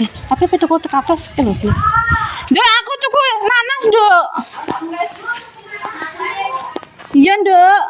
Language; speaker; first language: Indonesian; non-native, local second language; Javanese